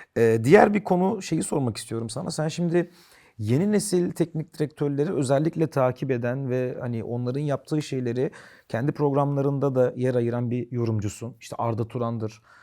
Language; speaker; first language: Turkish; native; Turkish